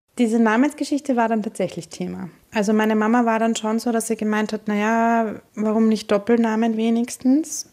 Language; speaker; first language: German; native; German